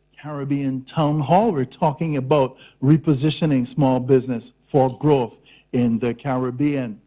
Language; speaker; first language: English; native; English